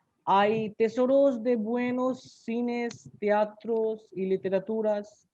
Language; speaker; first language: Spanish; non-native, learner; Bangla